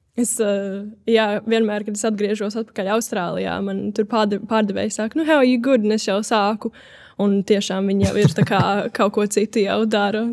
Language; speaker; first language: Latvian; early bilingual, heritage; Latvian